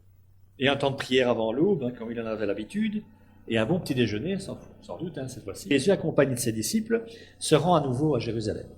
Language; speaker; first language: French; native; French